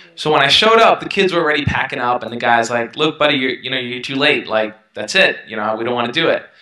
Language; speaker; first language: English; native; English